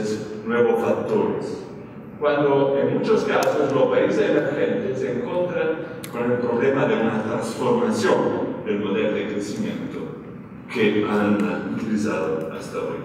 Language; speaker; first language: Spanish; non-native, fluent; Italian